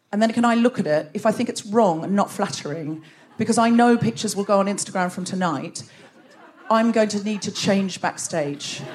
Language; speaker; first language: English; native; English